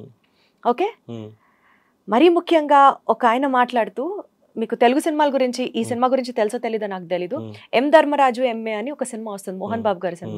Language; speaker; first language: Telugu; native; Telugu